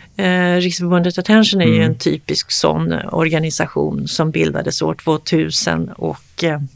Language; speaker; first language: Swedish; native; Swedish